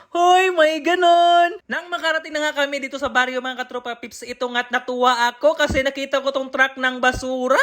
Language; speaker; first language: Filipino; non-native, local second language; Cebuano